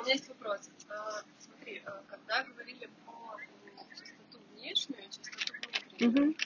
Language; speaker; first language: Russian; native; Russian